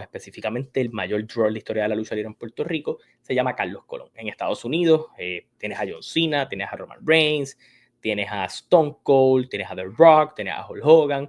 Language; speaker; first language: Spanish; native; Spanish